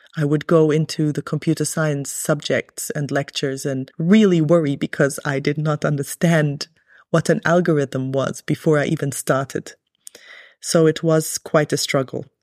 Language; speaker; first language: English; early bilingual, other home language; Arabic